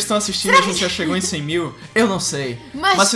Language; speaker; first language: Portuguese; native; Portuguese